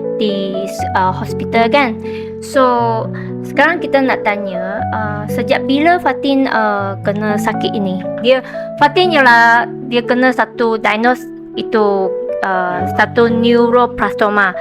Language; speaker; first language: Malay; non-native, local second language; Chinese